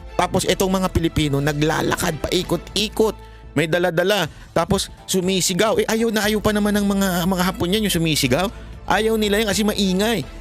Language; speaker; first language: Filipino; native; Filipino